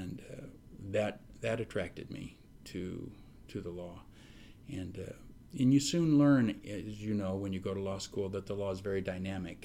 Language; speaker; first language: English; native; English